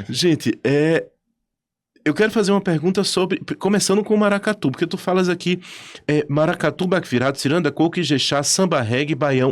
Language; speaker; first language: Portuguese; native; Portuguese